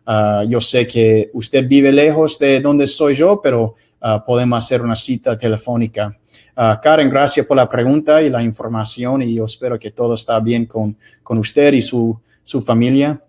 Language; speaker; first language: Spanish; non-native, fluent; English